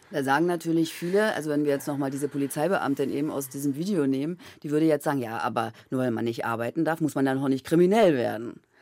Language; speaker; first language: German; native; German